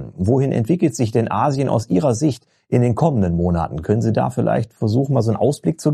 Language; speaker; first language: German; native; German